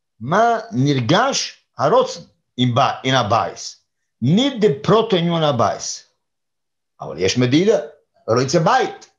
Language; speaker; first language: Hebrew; non-native, fluent; English